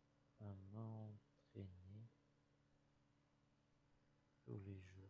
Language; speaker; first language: French; non-native, learner; English